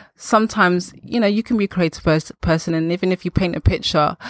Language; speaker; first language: English; native; English